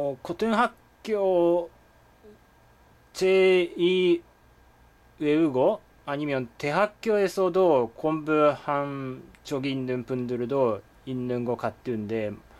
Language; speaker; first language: Korean; non-native, fluent; Japanese